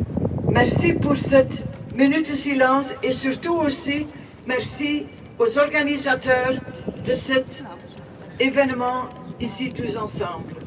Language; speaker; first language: French; non-native, local second language; Dutch